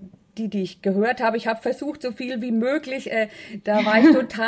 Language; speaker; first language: German; native; German